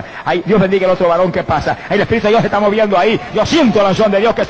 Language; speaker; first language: Spanish; native; Spanish